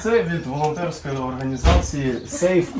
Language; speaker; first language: Ukrainian; native; Ukrainian